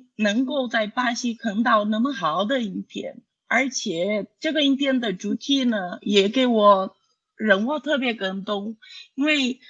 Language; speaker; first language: Chinese; non-native, fluent; Portuguese